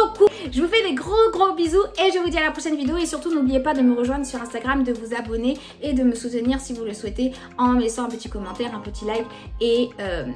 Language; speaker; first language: French; native; French